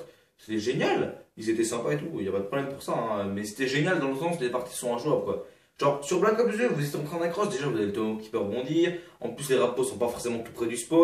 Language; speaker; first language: French; native; French